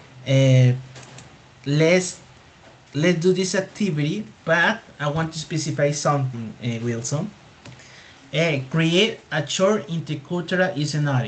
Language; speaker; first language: English; non-native, fluent; Spanish